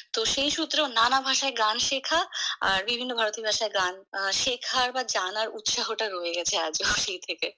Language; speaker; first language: Bangla; native; Bangla